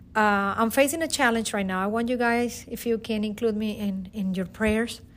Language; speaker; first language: English; non-native, fluent; Spanish